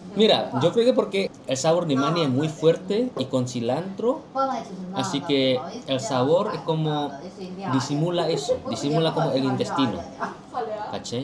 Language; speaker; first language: Spanish; non-native, learner; Indonesian